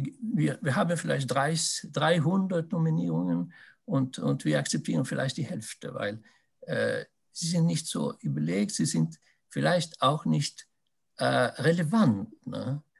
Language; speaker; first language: German; non-native, fluent; Swedish